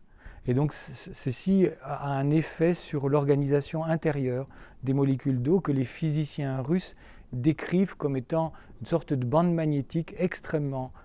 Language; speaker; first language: French; native; French